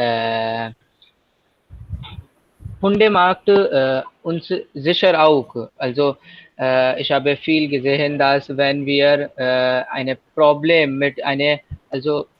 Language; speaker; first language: German; non-native, learner; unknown